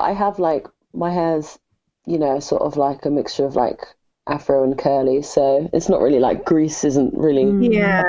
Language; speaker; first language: English; native; English